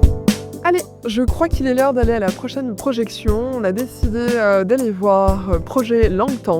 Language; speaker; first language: French; native; French